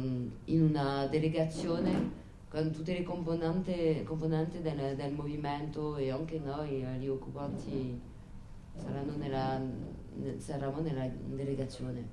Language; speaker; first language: Italian; non-native, fluent; French